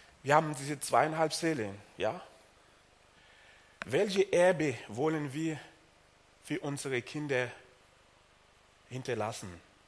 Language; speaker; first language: German; non-native, fluent; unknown